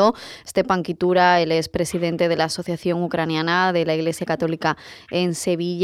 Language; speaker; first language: Spanish; native; Spanish